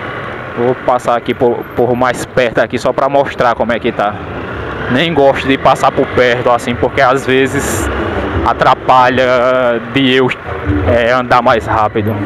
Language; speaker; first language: Portuguese; native; Portuguese